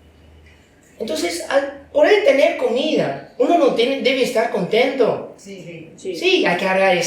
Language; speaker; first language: Spanish; non-native, fluent; Chinese